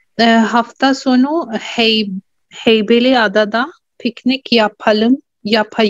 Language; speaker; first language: Turkish; non-native, learner; Urdu